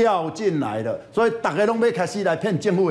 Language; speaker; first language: Chinese; native; Chinese